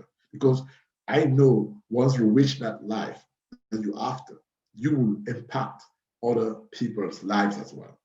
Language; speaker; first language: English; non-native, fluent; French